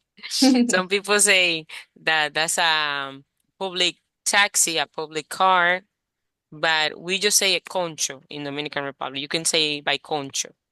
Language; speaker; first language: English; non-native, fluent; Spanish